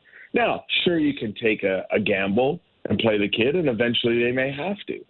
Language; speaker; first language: English; native; English